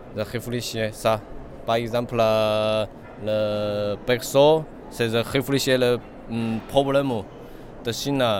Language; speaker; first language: French; non-native, learner; Chinese